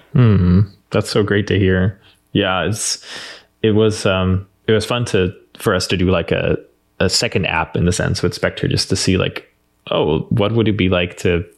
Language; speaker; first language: English; non-native, fluent; Dutch